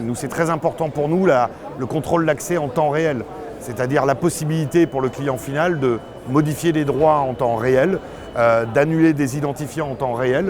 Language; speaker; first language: French; native; French